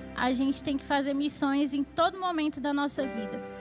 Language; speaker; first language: Portuguese; native; Portuguese